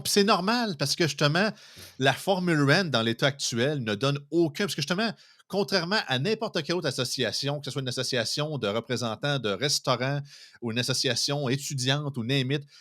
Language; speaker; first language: French; native; French